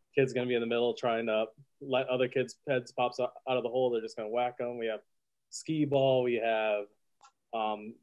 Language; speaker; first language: English; native; English